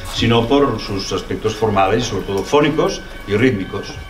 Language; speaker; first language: Spanish; non-native, local second language; Catalan